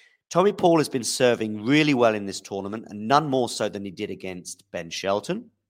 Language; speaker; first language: English; native; English